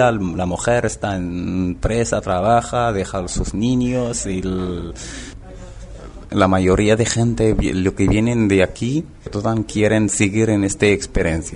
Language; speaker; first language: Spanish; non-native, learner; Arabic